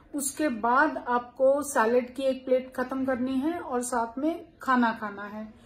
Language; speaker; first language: Hindi; native; Hindi